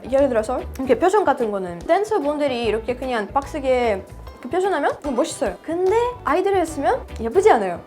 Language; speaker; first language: Korean; non-native, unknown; Russian